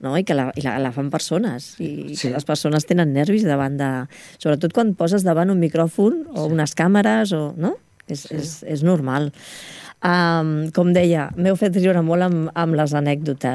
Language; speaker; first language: Catalan; native; Catalan